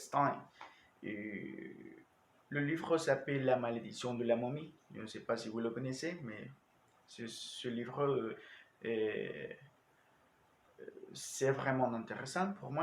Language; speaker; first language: French; non-native, learner; Spanish